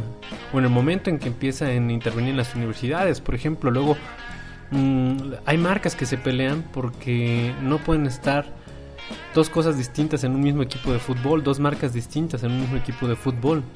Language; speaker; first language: Spanish; native; Spanish